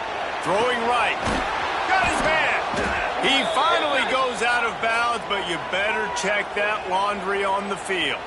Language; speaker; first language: English; native; English